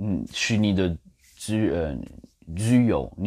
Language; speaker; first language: Chinese; non-native, learner; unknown